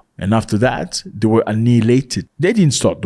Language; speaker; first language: English; non-native, fluent; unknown